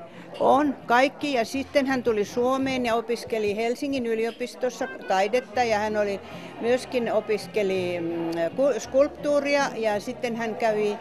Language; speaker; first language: Finnish; non-native, fluent; Estonian